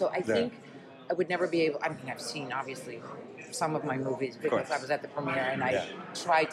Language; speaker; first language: English; non-native, fluent; Dutch